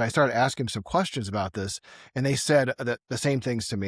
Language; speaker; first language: English; native; English